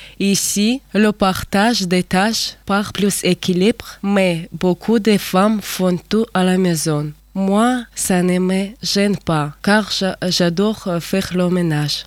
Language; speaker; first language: French; non-native, learner; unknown